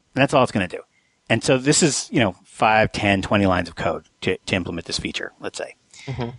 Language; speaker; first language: English; native; English